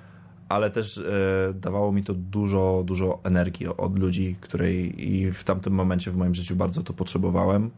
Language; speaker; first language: Polish; early bilingual, other home language; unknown